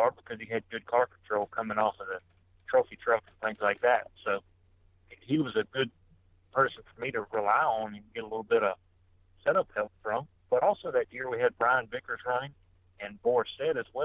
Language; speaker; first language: English; native; English